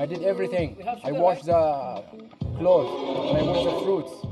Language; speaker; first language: English; non-native, fluent; Arabic